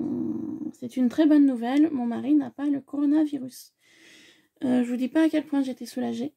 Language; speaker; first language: French; native; French